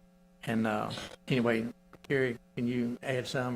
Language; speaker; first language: English; native; English